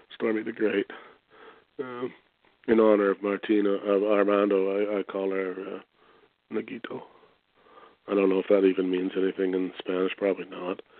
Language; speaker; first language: English; native; English